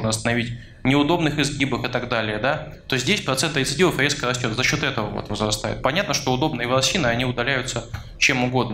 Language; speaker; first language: Russian; native; Russian